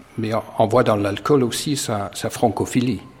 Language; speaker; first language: French; non-native, fluent; English